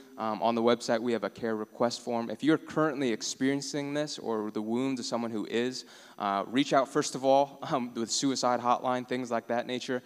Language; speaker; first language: English; native; English